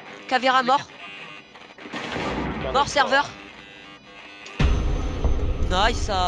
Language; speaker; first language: French; native; French